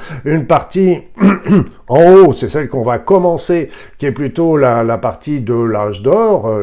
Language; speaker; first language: French; native; French